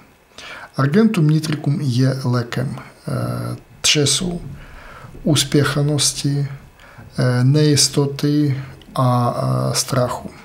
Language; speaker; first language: Czech; non-native, fluent; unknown